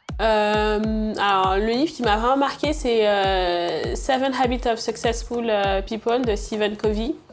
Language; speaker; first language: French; early bilingual, other home language; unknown